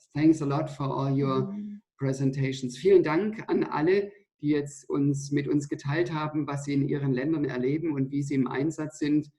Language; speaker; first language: German; native; German